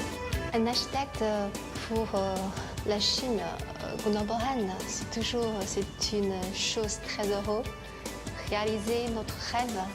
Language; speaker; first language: French; non-native, fluent; Chinese